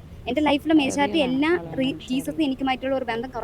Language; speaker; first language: Malayalam; non-native, local second language; Tamil